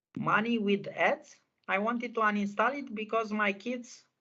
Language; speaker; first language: English; non-native, fluent; Romanian